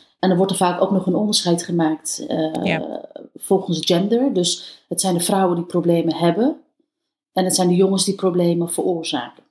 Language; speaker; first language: Dutch; early bilingual, other home language; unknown